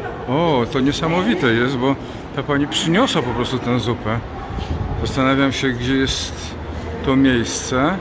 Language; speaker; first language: Polish; native; Polish